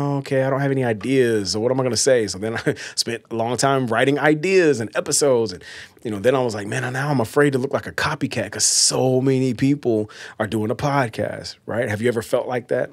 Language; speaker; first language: English; native; English